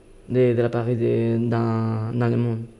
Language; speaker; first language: French; non-native, learner; Spanish